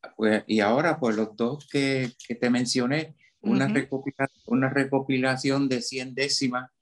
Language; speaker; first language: Spanish; native; Spanish